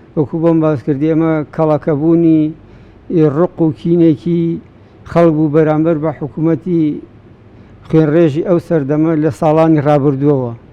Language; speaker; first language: Central Kurdish; native; Central Kurdish